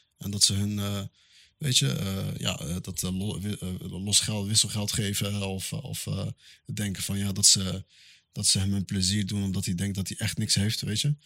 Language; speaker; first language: Dutch; early bilingual, other home language; Arabic